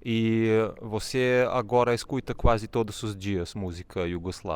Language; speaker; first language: Portuguese; non-native, fluent; Serbian